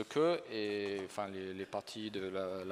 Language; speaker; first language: French; non-native, fluent; English